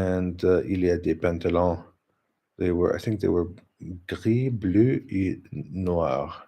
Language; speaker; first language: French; non-native, learner; English